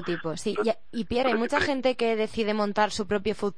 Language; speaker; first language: Spanish; native; Spanish